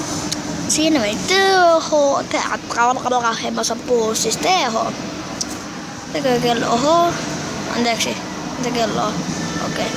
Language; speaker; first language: Finnish; native; Finnish